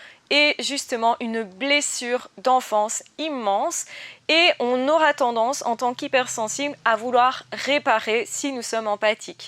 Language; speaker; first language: French; native; French